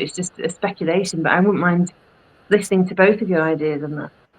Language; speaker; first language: English; native; English